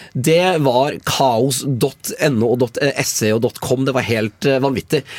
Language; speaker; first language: Norwegian; native; Norwegian